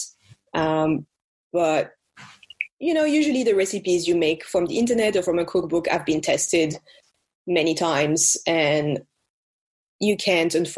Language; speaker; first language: English; non-native, fluent; French